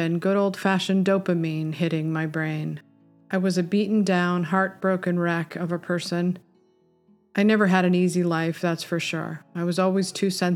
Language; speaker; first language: English; native; English